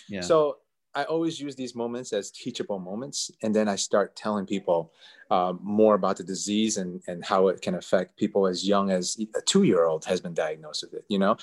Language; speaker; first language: English; early bilingual, other home language; Chinese